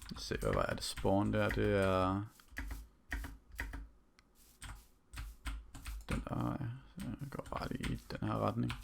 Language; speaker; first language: Danish; native; Danish